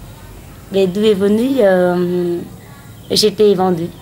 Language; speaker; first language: French; non-native, learner; Khmer